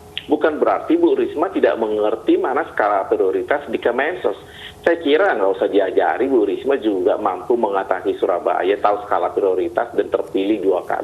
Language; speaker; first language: Indonesian; native; Indonesian